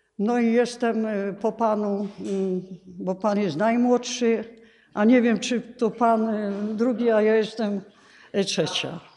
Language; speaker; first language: Polish; native; Polish